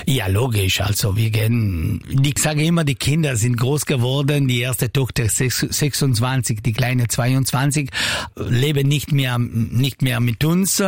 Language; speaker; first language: German; non-native, learner; Italian